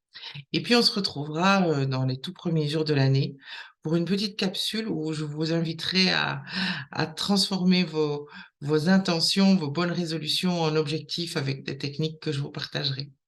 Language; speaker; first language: French; native; French